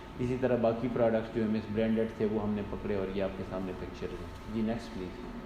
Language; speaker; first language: Urdu; non-native, local second language; Pashto